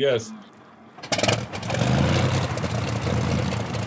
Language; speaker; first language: English; native; English